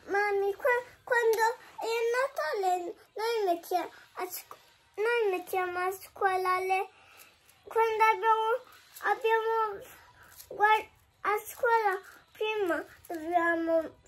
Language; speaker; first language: Italian; early bilingual, other home language; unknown